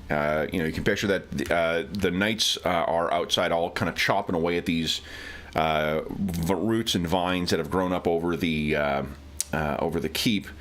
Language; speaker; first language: English; native; English